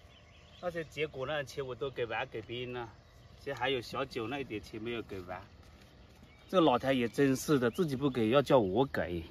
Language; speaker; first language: Chinese; non-native, local second language; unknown